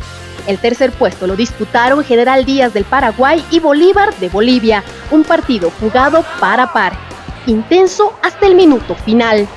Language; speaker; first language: Spanish; native; Spanish